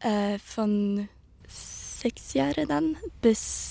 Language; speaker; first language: German; early bilingual, heritage; Swedish